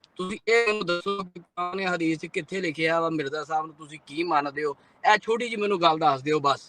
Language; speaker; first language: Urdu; non-native, local second language; Punjabi